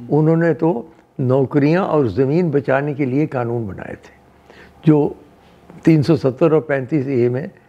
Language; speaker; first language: Hindi; non-native, local second language; Dogri